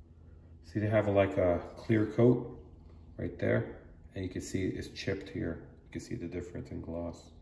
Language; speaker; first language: English; native; English